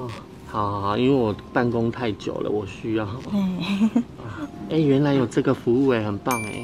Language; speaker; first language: Chinese; non-native, fluent; Vietnamese